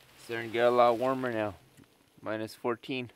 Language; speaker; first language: English; native; English